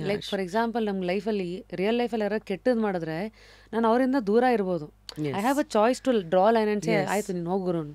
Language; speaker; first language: Kannada; native; Kannada